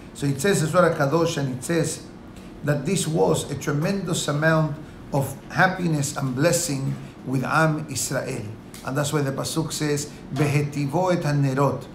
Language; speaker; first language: English; non-native, fluent; Spanish